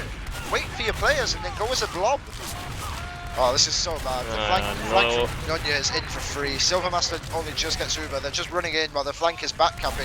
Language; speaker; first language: English; native; English